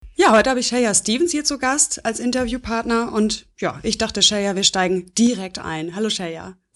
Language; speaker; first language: German; native; German